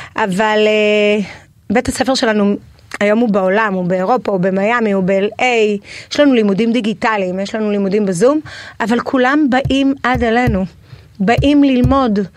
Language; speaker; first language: Hebrew; native; Hebrew